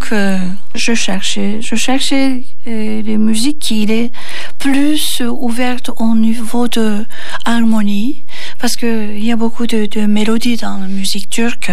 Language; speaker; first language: French; non-native, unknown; Turkish